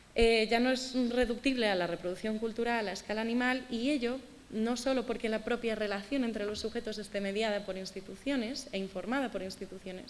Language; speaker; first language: Spanish; native; Spanish